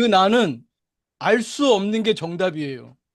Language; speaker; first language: Korean; native; Korean